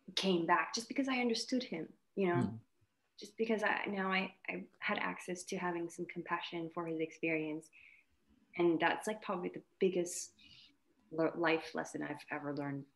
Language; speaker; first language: English; native; English